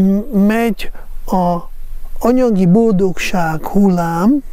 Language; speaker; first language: Hungarian; non-native, fluent; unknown